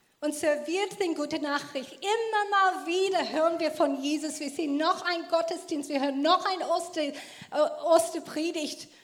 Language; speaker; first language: German; non-native, fluent; English